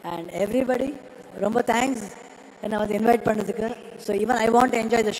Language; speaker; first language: Tamil; non-native, fluent; Kannada